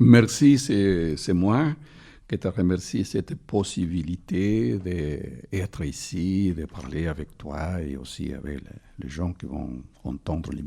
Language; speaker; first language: French; non-native, fluent; Spanish